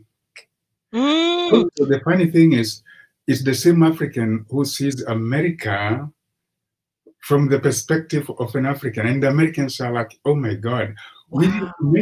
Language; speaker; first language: English; non-native, local second language; Swahili